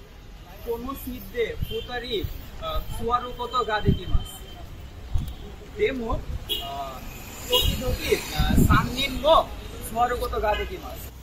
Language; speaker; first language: Japanese; non-native, learner; Bangla